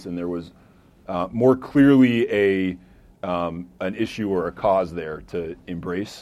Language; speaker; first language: English; native; English